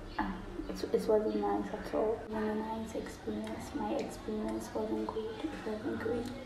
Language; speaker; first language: English; non-native, local second language; Akan